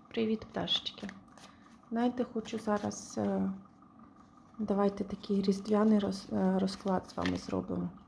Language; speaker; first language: Ukrainian; non-native, local second language; Russian